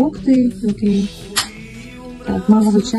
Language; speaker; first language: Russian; non-native, learner; Tajik